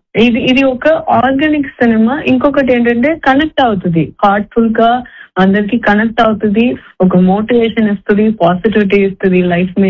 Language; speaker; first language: Telugu; non-native, fluent; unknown